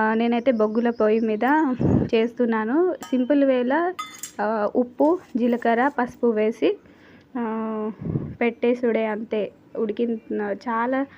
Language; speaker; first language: Telugu; native; Telugu